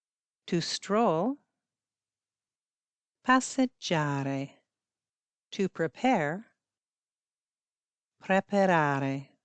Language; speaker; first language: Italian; non-native, fluent; English